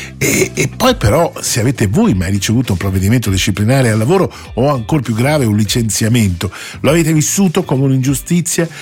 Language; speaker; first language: Italian; native; Italian